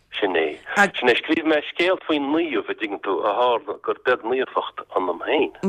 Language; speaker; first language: Irish; non-native, local second language; English